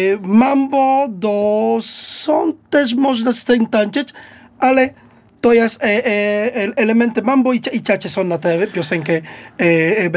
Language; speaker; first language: Polish; non-native, learner; Spanish